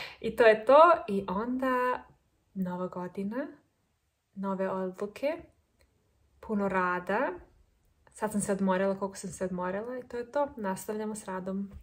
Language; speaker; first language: Serbian; early bilingual, heritage; Serbian